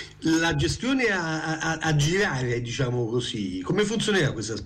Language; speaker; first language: Italian; native; Italian